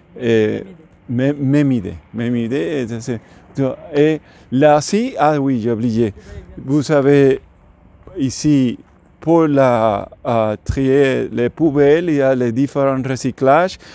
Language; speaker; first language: French; non-native, learner; English